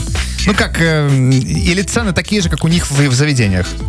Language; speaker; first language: Russian; native; Russian